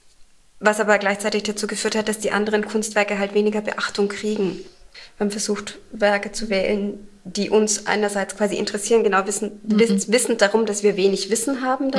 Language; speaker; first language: German; native; German